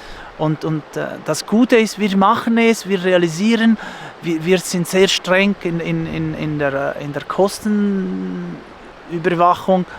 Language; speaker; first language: German; non-native, local second language; Italian